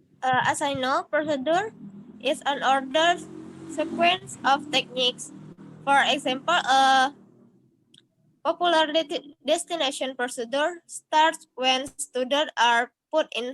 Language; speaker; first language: English; non-native, learner; Indonesian